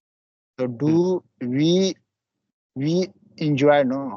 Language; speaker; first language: English; non-native, learner; Hindi